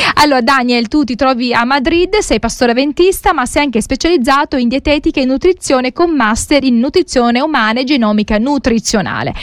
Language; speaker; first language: Italian; native; Italian